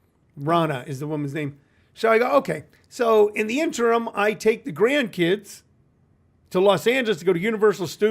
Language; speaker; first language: English; native; English